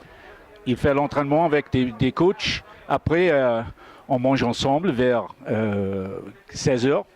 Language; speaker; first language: French; non-native, fluent; English